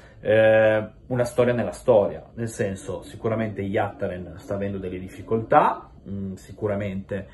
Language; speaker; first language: Italian; native; Italian